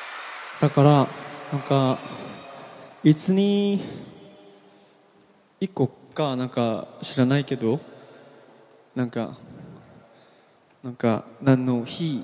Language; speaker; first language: Japanese; non-native, learner; Korean